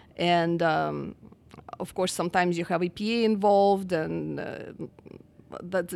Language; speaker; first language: English; non-native, fluent; Russian